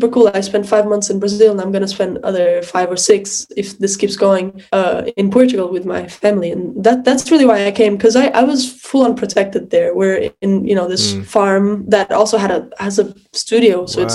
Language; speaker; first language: English; non-native, fluent; Portuguese